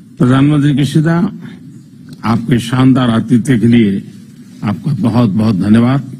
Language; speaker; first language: Hindi; non-native, local second language; Gujarati